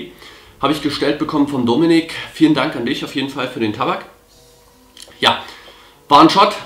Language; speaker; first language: German; native; German